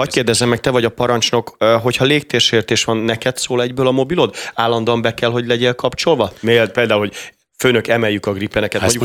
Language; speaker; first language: Hungarian; native; Hungarian